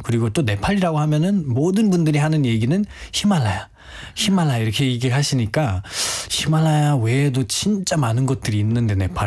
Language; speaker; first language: Korean; non-native, fluent; Nepali